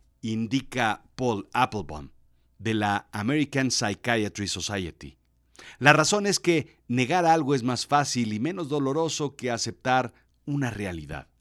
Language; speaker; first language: Spanish; native; Spanish